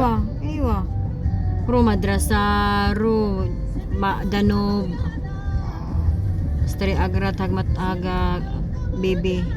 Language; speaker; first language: Arabic; non-native, learner; Filipino